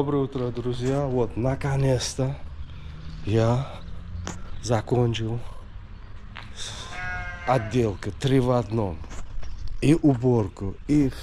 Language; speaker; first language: Russian; non-native, local second language; Uzbek